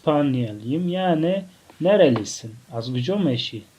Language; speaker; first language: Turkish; non-native, fluent; Tajik